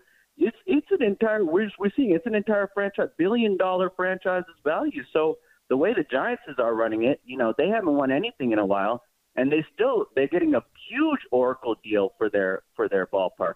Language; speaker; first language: English; native; English